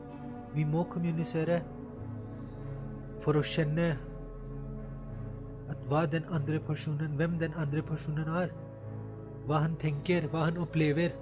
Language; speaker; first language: Norwegian; non-native, fluent; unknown